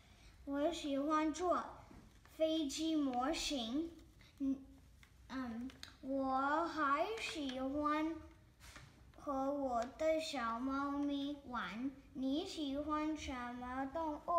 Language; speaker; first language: Chinese; non-native, learner; English